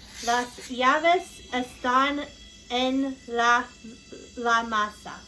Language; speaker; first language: Spanish; non-native, learner; English